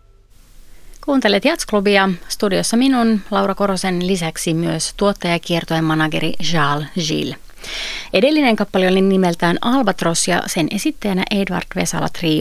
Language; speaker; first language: Finnish; native; Finnish